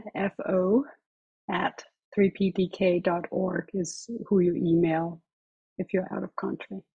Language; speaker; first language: English; non-native, fluent; Danish